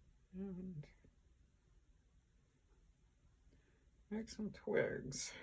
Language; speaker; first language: English; native; English